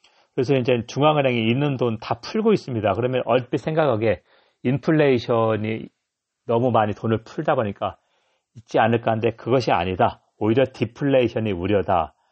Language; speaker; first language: Korean; native; Korean